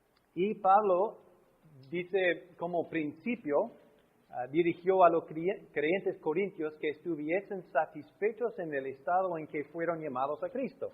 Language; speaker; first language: Spanish; non-native, fluent; English